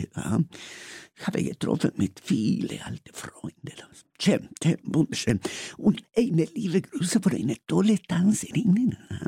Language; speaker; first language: German; non-native, learner; Spanish